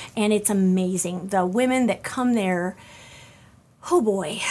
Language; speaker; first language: English; native; English